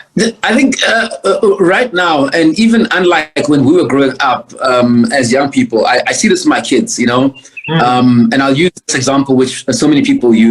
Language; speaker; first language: English; non-native, local second language; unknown